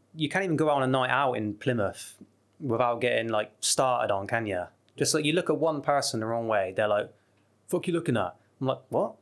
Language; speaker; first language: English; native; English